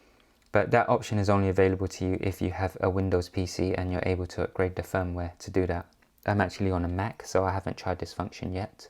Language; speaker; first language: English; native; English